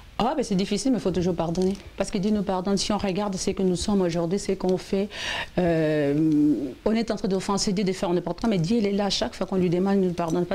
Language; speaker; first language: French; non-native, local second language; Lingala